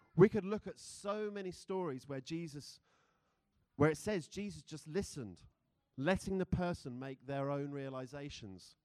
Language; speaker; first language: English; native; English